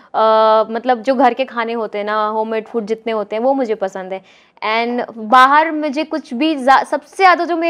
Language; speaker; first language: Hindi; native; Hindi